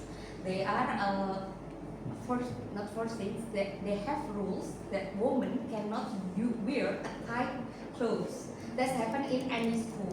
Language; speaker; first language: English; non-native, learner; Indonesian